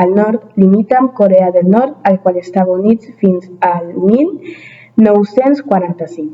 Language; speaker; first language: Catalan; early bilingual, other home language; Spanish